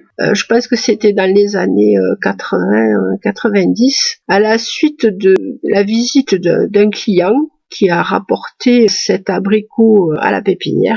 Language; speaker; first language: French; native; French